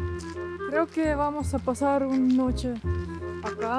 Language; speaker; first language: Spanish; non-native, learner; Estonian